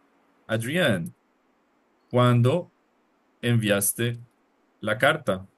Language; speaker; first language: Spanish; non-native, fluent; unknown